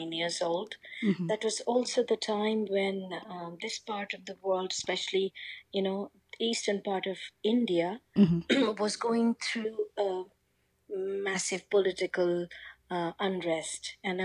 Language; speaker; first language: English; non-native, local second language; Bangla